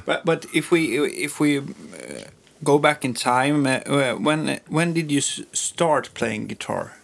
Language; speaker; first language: English; non-native, fluent; Swedish